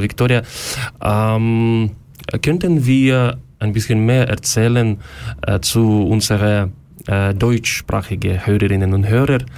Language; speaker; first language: German; non-native, learner; Ukrainian